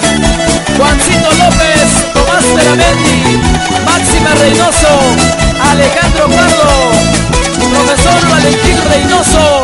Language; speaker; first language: Spanish; native; Spanish